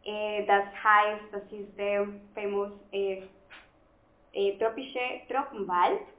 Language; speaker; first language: German; non-native, fluent; Spanish